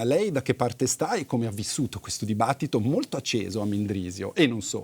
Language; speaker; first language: Italian; native; Italian